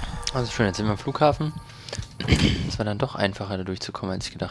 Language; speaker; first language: German; native; German